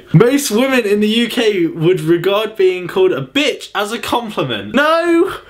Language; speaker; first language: English; native; English